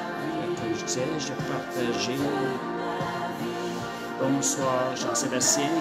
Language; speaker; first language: French; native; French